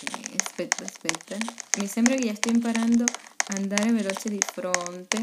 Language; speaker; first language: Italian; non-native, fluent; Spanish